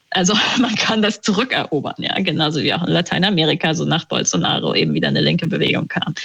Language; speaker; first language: German; native; German